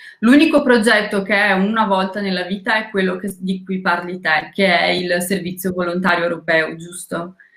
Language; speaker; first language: Italian; non-native, fluent; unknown